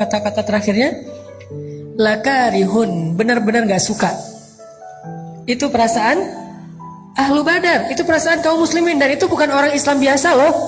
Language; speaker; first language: Indonesian; native; Indonesian